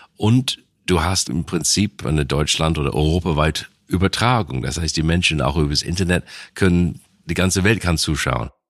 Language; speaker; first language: German; non-native, fluent; English